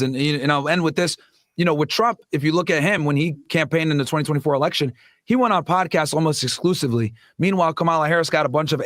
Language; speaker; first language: English; native; English